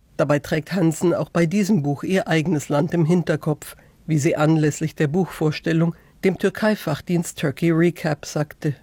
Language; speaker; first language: German; native; German